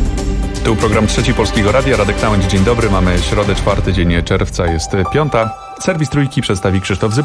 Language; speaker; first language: Polish; native; Polish